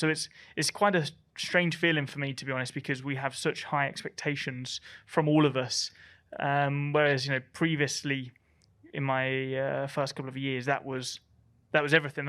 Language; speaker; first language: English; native; English